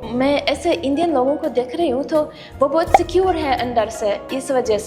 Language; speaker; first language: Hindi; non-native, fluent; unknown